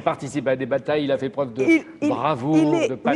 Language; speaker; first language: French; native; French